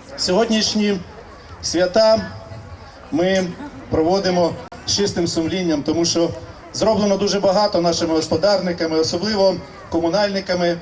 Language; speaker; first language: Ukrainian; native; Ukrainian